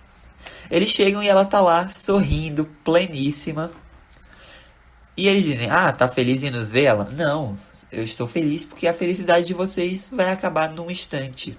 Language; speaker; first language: Portuguese; native; Portuguese